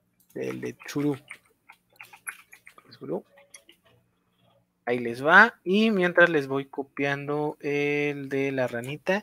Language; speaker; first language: Spanish; native; Spanish